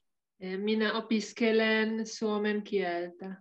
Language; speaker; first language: Finnish; non-native, learner; Hungarian